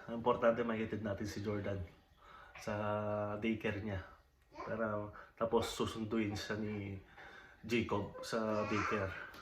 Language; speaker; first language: Filipino; native; Filipino